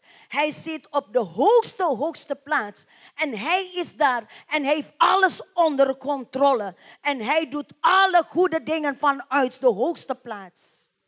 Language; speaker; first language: Dutch; non-native, learner; Indonesian